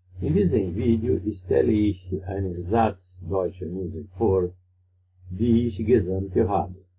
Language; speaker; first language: German; non-native, learner; Portuguese